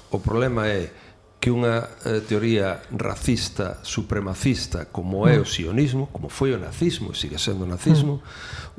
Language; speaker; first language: Galician; non-native, local second language; Spanish